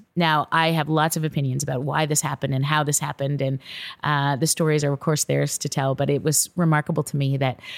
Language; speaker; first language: English; native; English